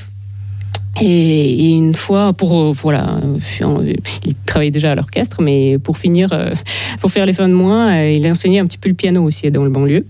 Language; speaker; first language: French; non-native, fluent; Russian